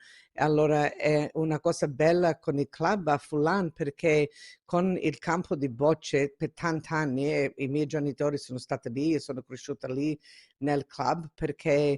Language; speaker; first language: Italian; early bilingual, heritage; Italian